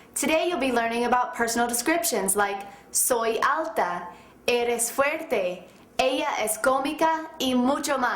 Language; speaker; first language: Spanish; non-native, fluent; English